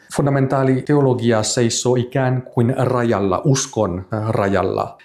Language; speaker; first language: Finnish; non-native, fluent; French